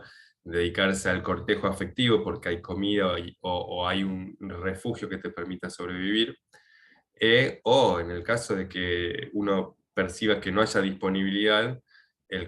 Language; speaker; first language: Spanish; native; Spanish